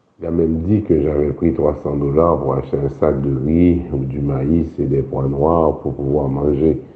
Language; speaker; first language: French; non-native, local second language; Haitian Creole